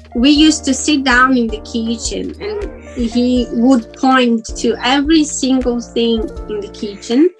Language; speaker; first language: English; non-native, fluent; Portuguese